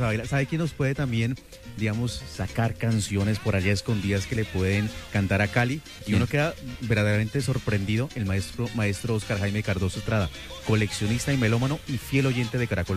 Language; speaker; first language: Spanish; native; Spanish